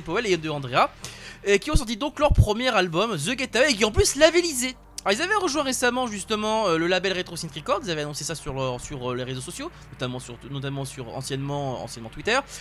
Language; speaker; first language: French; native; French